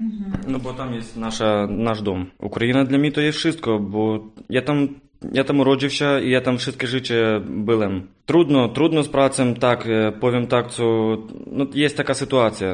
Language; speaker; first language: Polish; non-native, learner; Ukrainian